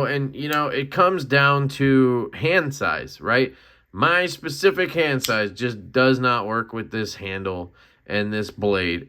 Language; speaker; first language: English; native; English